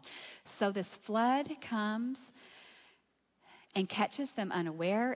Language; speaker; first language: English; native; English